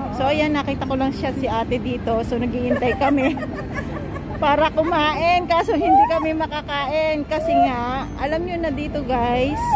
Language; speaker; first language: Filipino; native; Filipino